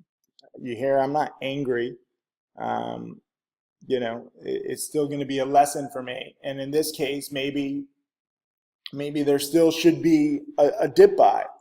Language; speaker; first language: English; native; English